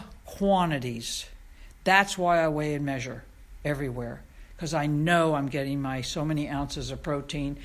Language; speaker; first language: English; native; English